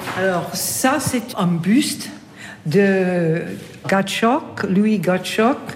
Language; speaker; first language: French; non-native, fluent; English